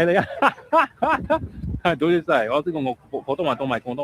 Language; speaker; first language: Cantonese; non-native, learner; English